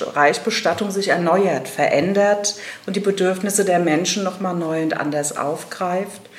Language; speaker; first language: German; native; German